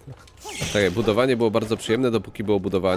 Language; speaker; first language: Polish; native; Polish